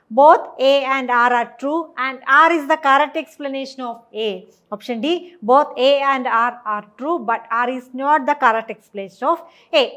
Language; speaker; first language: English; non-native, local second language; Malayalam